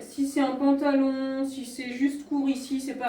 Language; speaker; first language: French; native; French